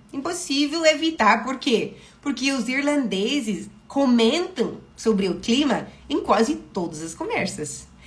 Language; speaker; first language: Portuguese; non-native, fluent; English